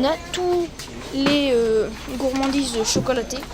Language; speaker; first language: French; native; French